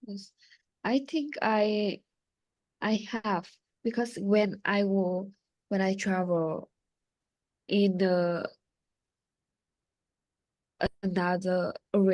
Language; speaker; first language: English; non-native, learner; Vietnamese